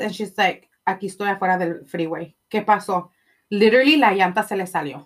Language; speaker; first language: Spanish; early bilingual, heritage; Spanish